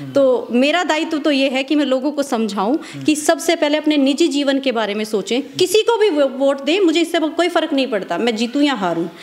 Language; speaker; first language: Hindi; native; Hindi